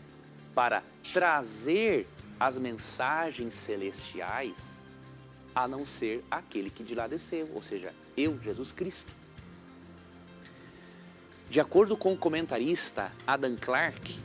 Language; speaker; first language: Portuguese; native; Portuguese